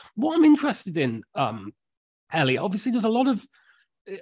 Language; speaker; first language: English; native; English